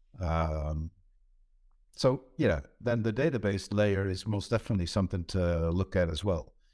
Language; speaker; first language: English; non-native, fluent; Dutch